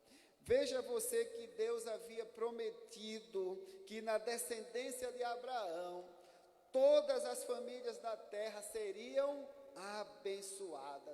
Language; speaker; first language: Portuguese; native; Portuguese